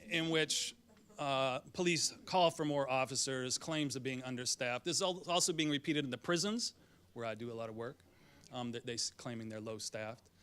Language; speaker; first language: English; native; English